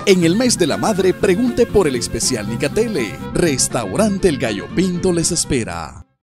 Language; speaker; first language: Spanish; native; Spanish